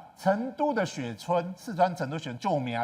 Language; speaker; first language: Chinese; native; Chinese